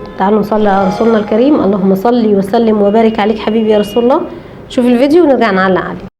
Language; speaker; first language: Arabic; native; Arabic